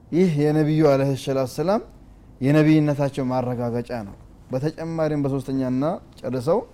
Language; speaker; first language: Amharic; native; Amharic